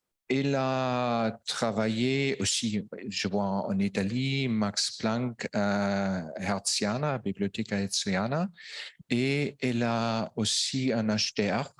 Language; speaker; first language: French; non-native, fluent; Italian